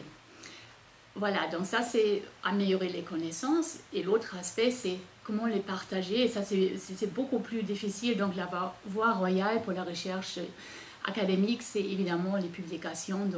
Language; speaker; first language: French; non-native, fluent; German